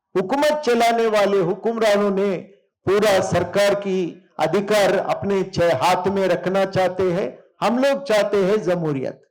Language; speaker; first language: Hindi; non-native, local second language; Telugu